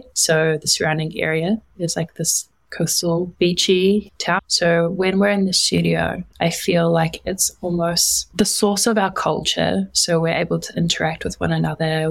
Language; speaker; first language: English; native; English